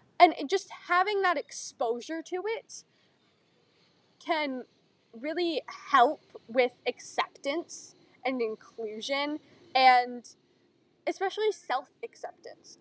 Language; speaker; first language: English; native; English